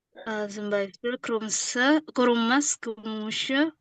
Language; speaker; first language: German; non-native, learner; Indonesian